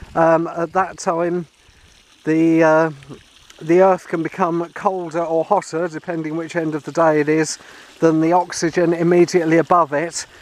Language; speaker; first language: English; native; English